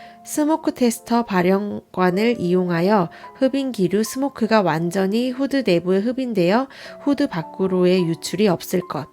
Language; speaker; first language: Korean; native; Korean